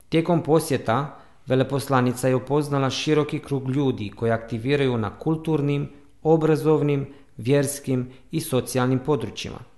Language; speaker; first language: Bosnian; early bilingual, heritage; Croatian